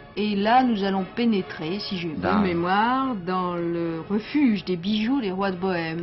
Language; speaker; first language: French; native; French